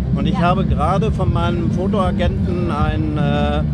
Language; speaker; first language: German; native; German